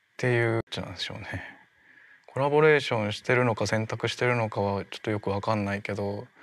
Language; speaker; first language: Japanese; native; Japanese